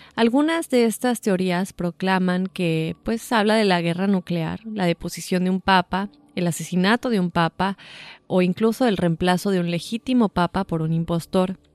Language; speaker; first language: Spanish; native; Spanish